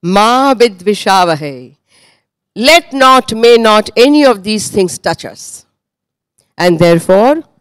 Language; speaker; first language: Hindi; non-native, local second language; Gujarati